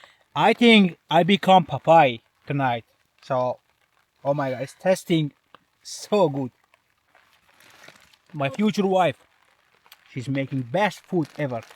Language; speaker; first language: English; non-native, learner; Finnish